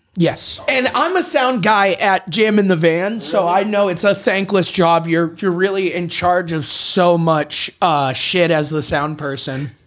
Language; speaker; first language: English; native; English